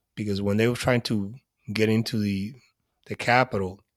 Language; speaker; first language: English; early bilingual, other home language; Spanish